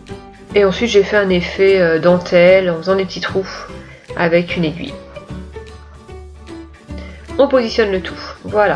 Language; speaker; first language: French; native; French